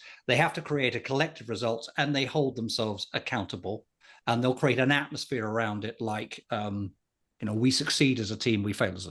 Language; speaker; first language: English; native; English